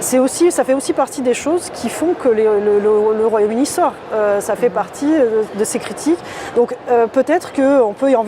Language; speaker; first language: French; native; French